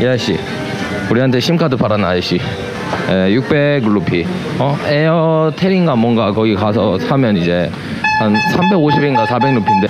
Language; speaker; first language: Korean; native; Korean